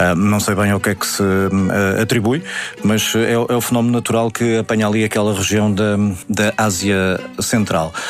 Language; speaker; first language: Portuguese; native; Portuguese